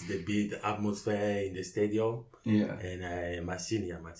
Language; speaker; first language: English; non-native, learner; French